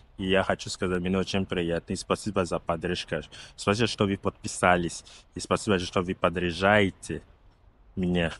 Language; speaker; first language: Russian; non-native, learner; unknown